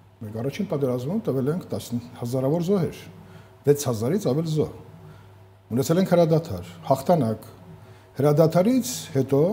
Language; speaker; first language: Armenian; native; Armenian